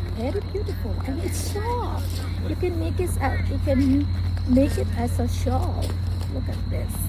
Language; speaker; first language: English; non-native, fluent; Indonesian